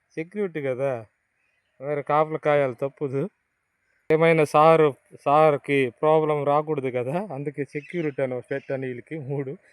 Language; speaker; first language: Telugu; non-native, local second language; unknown